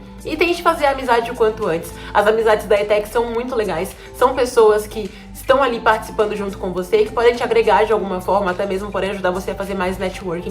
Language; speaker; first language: Portuguese; native; Portuguese